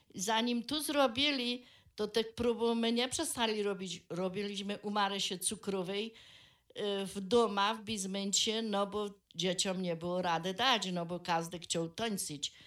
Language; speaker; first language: Polish; native; Polish